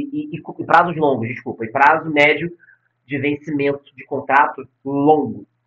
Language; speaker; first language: Portuguese; native; Portuguese